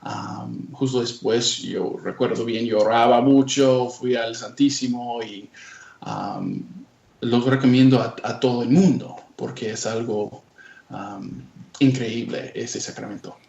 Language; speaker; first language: Spanish; non-native, fluent; English